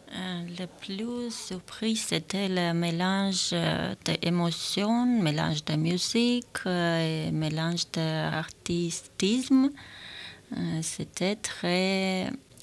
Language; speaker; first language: French; non-native, learner; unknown